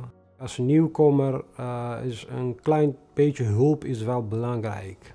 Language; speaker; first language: Dutch; non-native, fluent; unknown